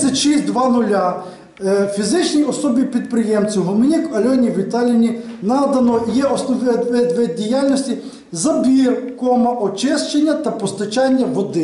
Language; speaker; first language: Ukrainian; native; Ukrainian